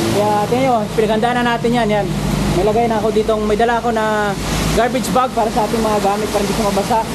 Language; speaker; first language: Filipino; non-native, local second language; Cebuano